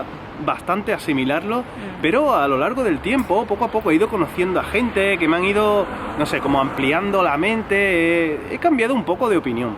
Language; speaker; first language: Spanish; native; Spanish